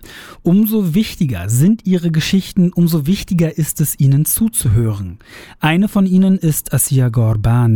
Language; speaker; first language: German; native; German